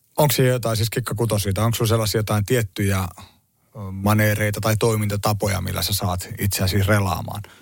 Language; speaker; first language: Finnish; native; Finnish